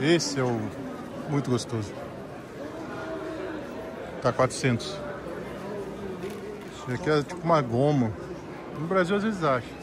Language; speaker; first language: Portuguese; native; Portuguese